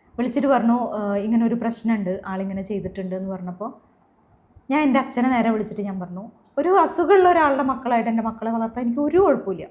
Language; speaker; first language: Malayalam; native; Malayalam